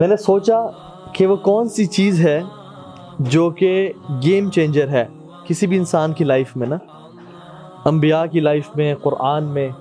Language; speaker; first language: Urdu; native; Urdu